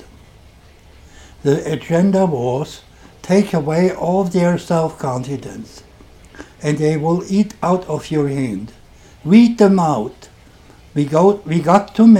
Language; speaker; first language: English; non-native, fluent; German